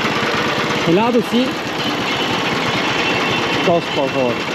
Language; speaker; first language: Spanish; non-native, learner; Turkish